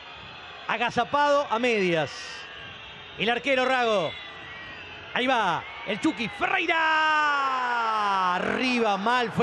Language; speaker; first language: Spanish; native; Spanish